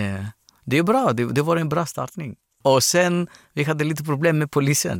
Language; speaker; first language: Swedish; non-native, fluent; Greek